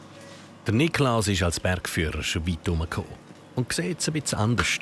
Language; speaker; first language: German; native; German